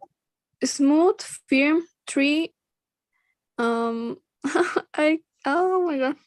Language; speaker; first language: English; non-native, learner; Spanish